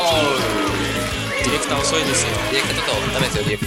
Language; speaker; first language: Japanese; native; Japanese